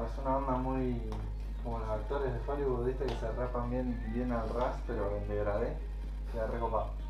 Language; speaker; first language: Spanish; native; Spanish